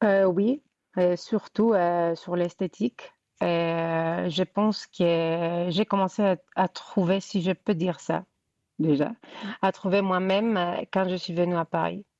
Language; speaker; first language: French; non-native, fluent; Greek